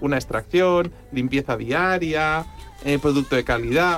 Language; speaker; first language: Spanish; native; Spanish